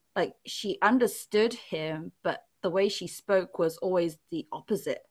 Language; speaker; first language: English; early bilingual, other home language; Cantonese